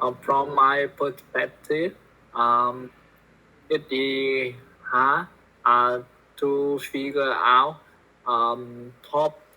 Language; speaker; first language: English; non-native, learner; Vietnamese